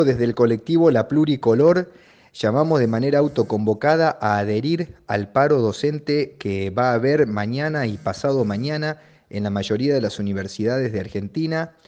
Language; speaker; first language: Spanish; native; Spanish